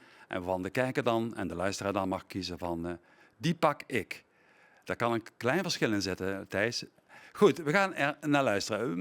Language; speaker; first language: Dutch; native; Dutch